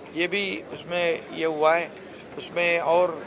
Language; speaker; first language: Hindi; non-native, local second language; Marathi